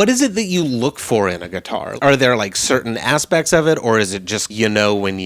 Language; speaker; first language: English; native; English